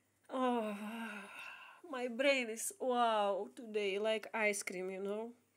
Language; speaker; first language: English; non-native, learner; Russian